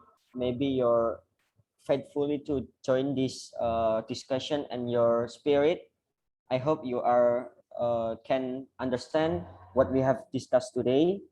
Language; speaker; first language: English; non-native, learner; Indonesian